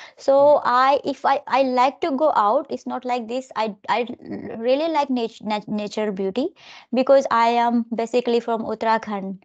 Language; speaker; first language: English; non-native, local second language; Hindi